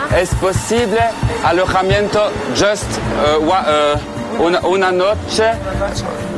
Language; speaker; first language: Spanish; non-native, learner; French